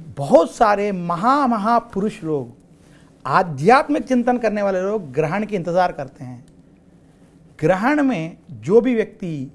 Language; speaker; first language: Hindi; non-native, local second language; Telugu